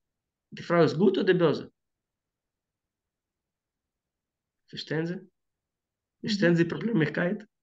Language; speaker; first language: German; non-native, fluent; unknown